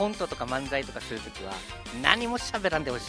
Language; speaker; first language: Japanese; native; Japanese